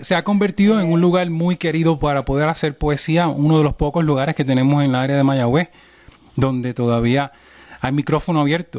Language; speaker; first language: Spanish; native; Spanish